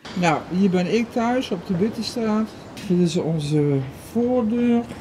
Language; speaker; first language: Dutch; native; Dutch